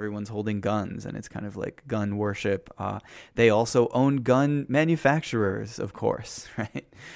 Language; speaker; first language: English; native; English